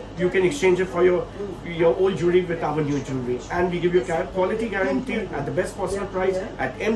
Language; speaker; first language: English; non-native, local second language; Bangla